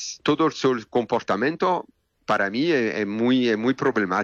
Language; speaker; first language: Spanish; non-native, learner; French